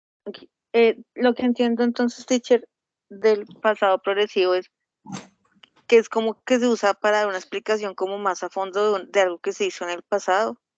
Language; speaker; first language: Spanish; native; Spanish